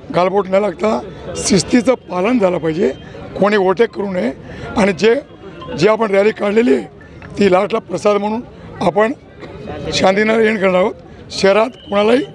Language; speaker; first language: Marathi; non-native, local second language; Lambadi